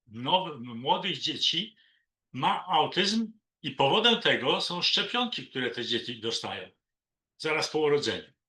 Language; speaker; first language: Polish; non-native, learner; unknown